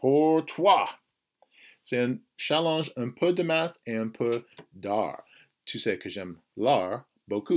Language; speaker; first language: French; non-native, fluent; English